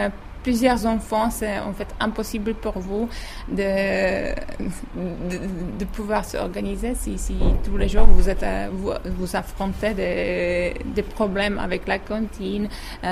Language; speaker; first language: French; non-native, fluent; Czech